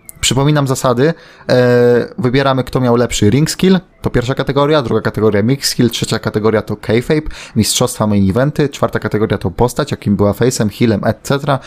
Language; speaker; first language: Polish; native; Polish